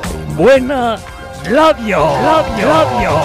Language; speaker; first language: Spanish; native; Spanish